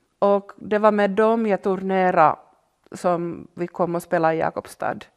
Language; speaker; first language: Swedish; non-native, local second language; Finnish